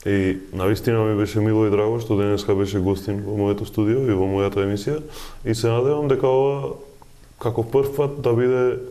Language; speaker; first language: Macedonian; non-native, local second language; Albanian